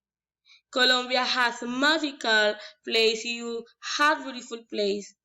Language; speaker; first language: English; non-native, learner; Spanish